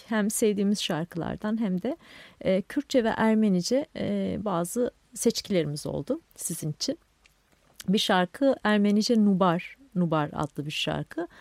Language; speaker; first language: Turkish; non-native, local second language; Kurdish